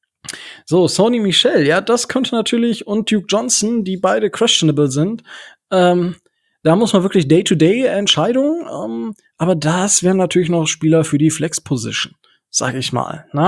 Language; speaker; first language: German; native; German